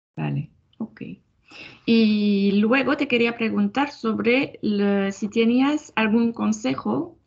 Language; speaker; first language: Spanish; non-native, fluent; French